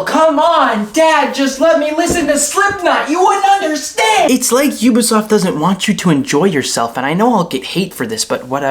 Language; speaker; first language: English; native; English